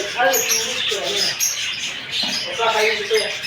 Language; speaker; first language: Arabic; non-native, learner; Indonesian